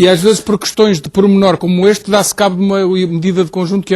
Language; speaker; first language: Portuguese; native; Portuguese